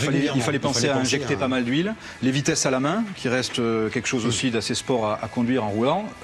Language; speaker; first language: French; native; French